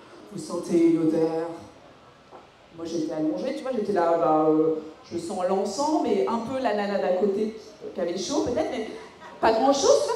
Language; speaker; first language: French; native; French